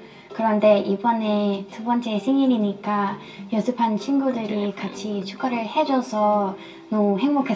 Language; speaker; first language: Korean; non-native, fluent; Thai